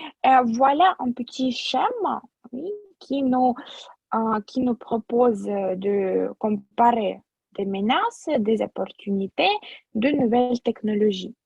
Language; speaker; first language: French; non-native, fluent; Russian